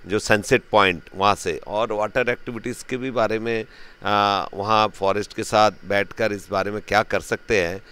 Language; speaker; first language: Hindi; native; Hindi